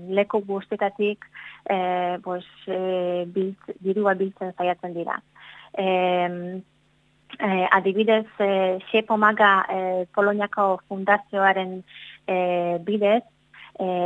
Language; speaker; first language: Basque; non-native, learner; Polish